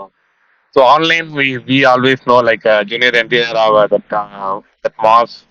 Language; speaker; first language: English; non-native, local second language; Tamil